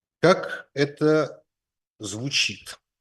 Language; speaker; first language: Russian; native; Russian